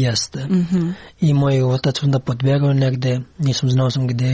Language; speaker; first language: Serbian; non-native, learner; Pashto